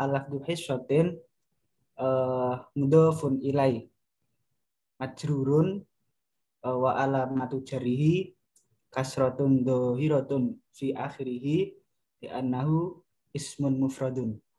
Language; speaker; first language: Arabic; non-native, learner; Indonesian